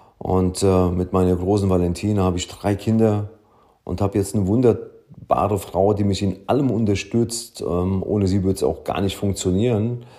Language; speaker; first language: German; early bilingual, other home language; Italian